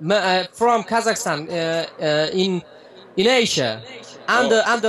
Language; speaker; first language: English; non-native, learner; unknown